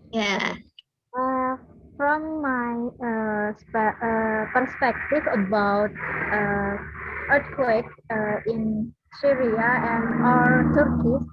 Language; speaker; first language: English; non-native, learner; Indonesian